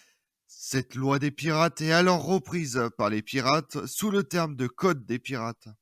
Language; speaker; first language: French; native; French